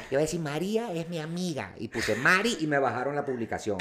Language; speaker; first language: Spanish; early bilingual, heritage; Spanish